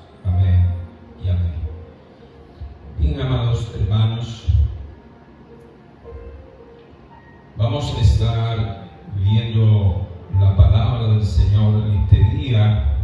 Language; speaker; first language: Spanish; native; Spanish